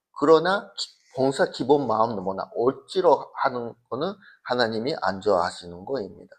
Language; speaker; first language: Korean; early bilingual, heritage; Korean